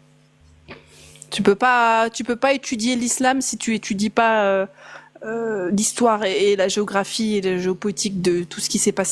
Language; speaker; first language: French; native; French